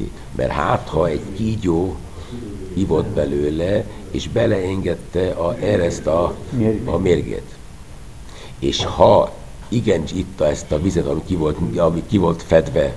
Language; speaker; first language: Hungarian; non-native, fluent; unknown